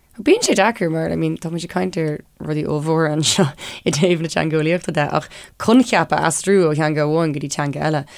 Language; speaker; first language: Irish; non-native, local second language; English